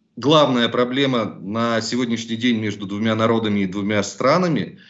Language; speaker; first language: Russian; native; Russian